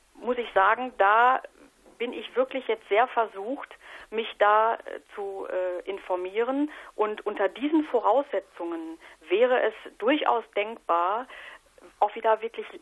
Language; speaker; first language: German; native; German